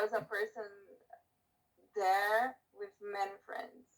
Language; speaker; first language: English; non-native, learner; Portuguese